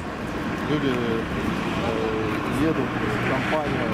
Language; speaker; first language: Russian; native; Russian